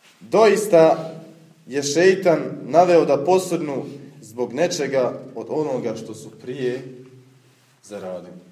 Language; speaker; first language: Bosnian; native; Bosnian